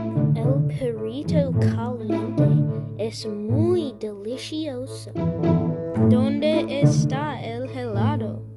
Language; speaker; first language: Spanish; non-native, learner; English